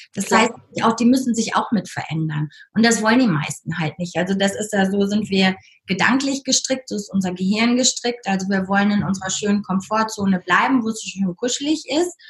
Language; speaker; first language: German; native; German